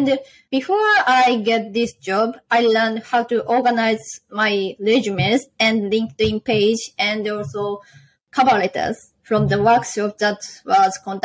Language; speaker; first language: English; non-native, learner; Japanese